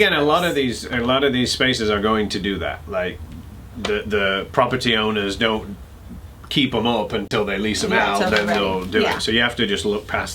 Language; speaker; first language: English; native; English